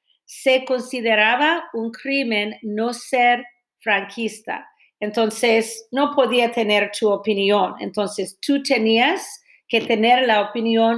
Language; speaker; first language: Spanish; non-native, fluent; English